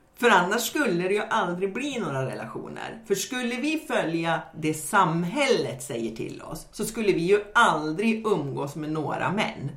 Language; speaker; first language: Swedish; native; Swedish